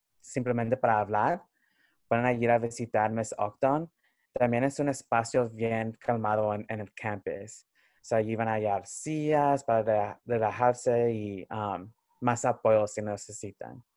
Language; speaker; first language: Spanish; early bilingual, heritage; Spanish